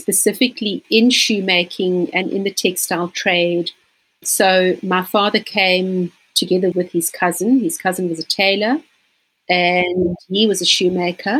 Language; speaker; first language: English; native; English